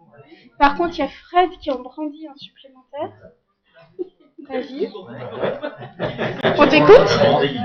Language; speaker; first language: French; native; French